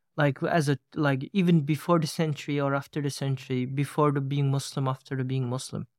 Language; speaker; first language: English; non-native, fluent; Uyghur